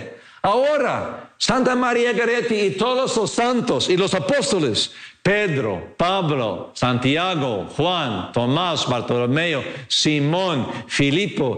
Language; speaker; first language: Spanish; non-native, fluent; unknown